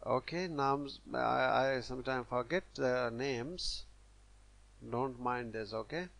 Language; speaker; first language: Urdu; non-native, local second language; Pashto